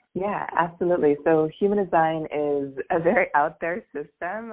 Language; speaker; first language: English; native; English